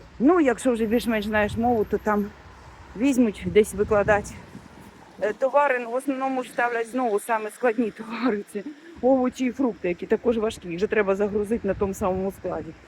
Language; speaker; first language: Ukrainian; non-native, local second language; Russian